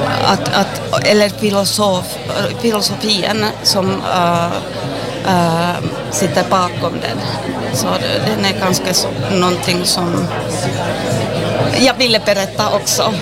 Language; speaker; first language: Swedish; non-native, local second language; Finnish